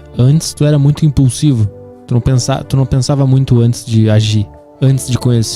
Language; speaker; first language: Portuguese; native; Portuguese